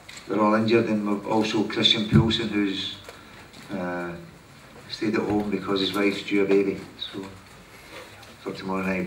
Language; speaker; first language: English; native; English